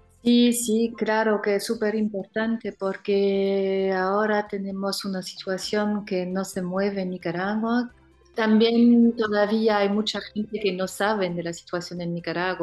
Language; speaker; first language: Spanish; non-native, fluent; French